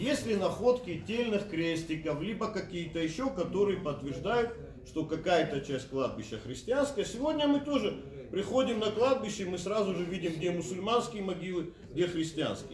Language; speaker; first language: Russian; native; Russian